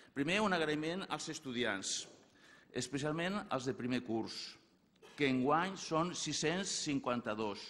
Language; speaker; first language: Catalan; native; Catalan